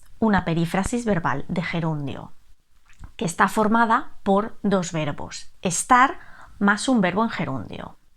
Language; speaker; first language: Spanish; native; Spanish